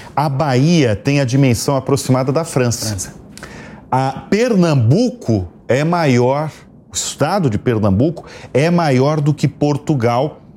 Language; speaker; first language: Portuguese; native; Portuguese